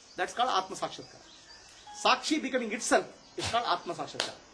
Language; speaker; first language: English; non-native, local second language; Kannada